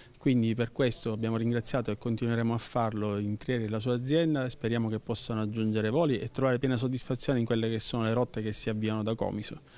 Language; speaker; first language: Italian; native; Italian